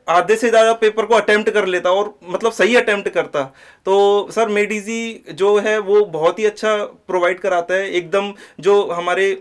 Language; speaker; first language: Hindi; native; Hindi